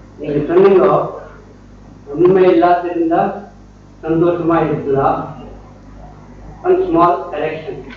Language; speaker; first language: Tamil; non-native, learner; Kannada